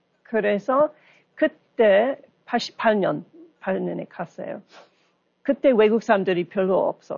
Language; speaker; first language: Korean; non-native, learner; English